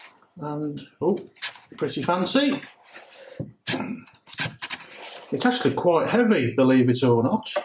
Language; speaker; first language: English; native; English